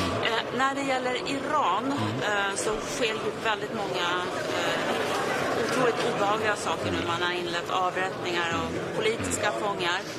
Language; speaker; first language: Swedish; native; Swedish